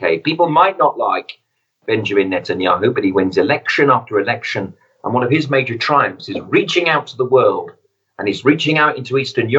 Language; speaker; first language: English; native; English